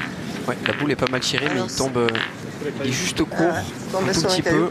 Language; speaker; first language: French; native; French